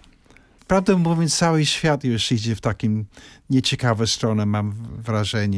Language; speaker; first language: Polish; non-native, fluent; English